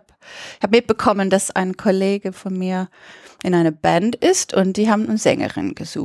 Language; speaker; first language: German; non-native, fluent; English